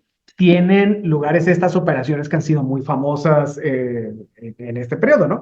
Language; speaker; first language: Spanish; native; Spanish